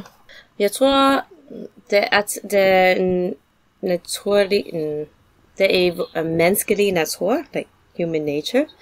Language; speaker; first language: Danish; non-native, fluent; English